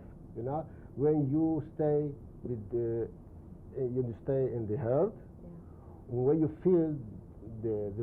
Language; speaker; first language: English; non-native, learner; Spanish